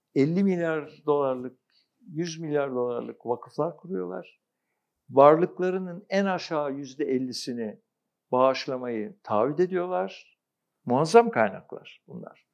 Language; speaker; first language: Turkish; native; Turkish